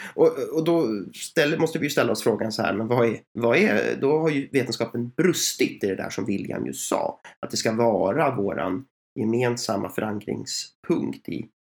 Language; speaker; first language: Swedish; native; Swedish